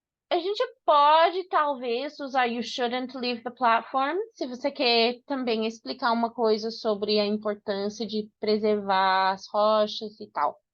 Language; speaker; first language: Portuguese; non-native, fluent; English